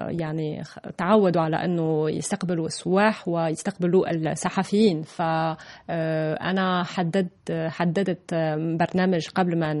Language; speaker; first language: Arabic; non-native, fluent; French